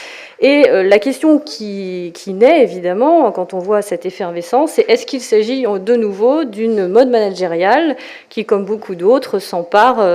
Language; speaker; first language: French; native; French